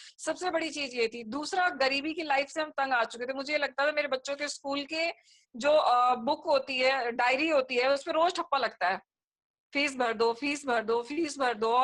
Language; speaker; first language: Hindi; native; Hindi